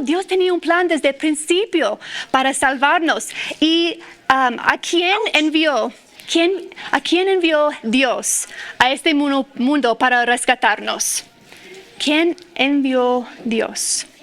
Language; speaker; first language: Spanish; non-native, fluent; English